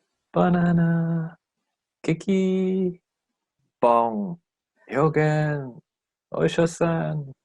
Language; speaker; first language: Japanese; non-native, learner; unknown